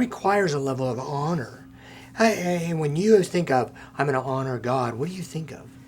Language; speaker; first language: English; native; English